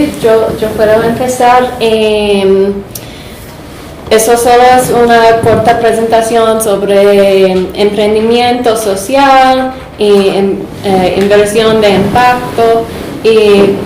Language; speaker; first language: Spanish; non-native, fluent; English